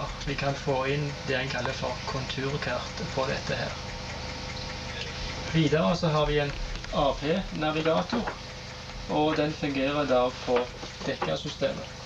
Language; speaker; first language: Norwegian; native; Norwegian